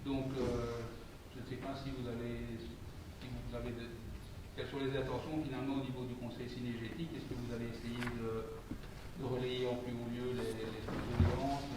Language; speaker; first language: French; native; French